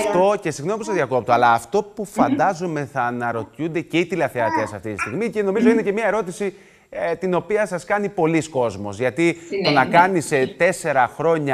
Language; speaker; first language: Greek; native; Greek